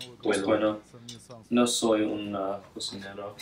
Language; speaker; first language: Spanish; non-native, learner; English